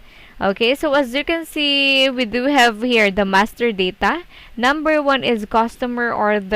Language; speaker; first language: English; non-native, local second language; Filipino